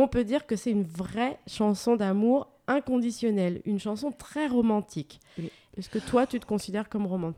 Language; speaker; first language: French; native; French